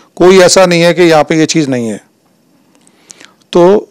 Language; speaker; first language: Hindi; native; Hindi